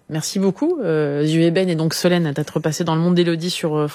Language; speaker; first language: French; native; French